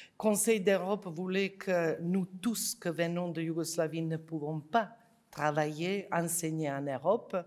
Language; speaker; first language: French; non-native, fluent; Serbian